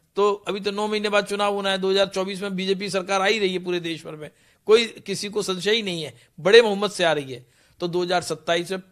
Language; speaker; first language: Hindi; non-native, local second language; Punjabi